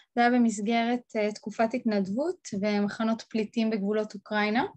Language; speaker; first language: Hebrew; non-native, fluent; Russian